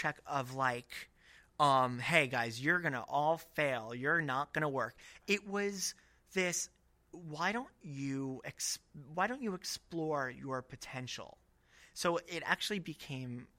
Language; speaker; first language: English; native; English